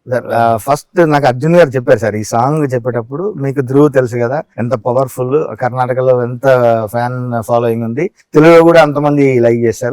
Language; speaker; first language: Telugu; native; Telugu